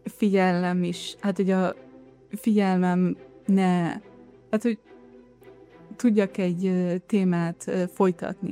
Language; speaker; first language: Hungarian; early bilingual, heritage; Hungarian